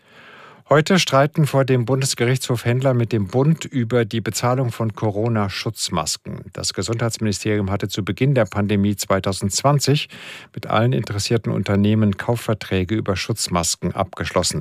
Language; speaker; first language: German; native; German